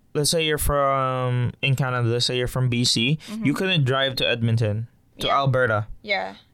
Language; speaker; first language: English; non-native, local second language; Filipino